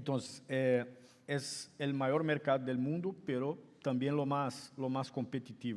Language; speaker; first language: Spanish; non-native, fluent; Portuguese